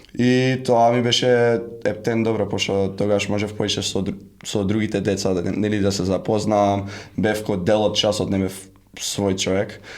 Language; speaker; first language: Macedonian; early bilingual, other home language; English